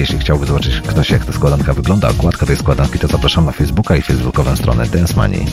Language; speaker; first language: Polish; native; Polish